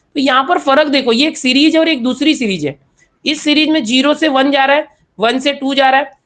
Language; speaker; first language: Hindi; non-native, local second language; Marathi